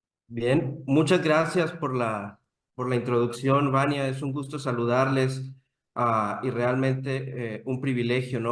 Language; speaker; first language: Spanish; native; Spanish